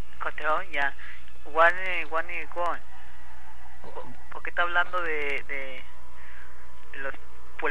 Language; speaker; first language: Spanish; non-native, learner; English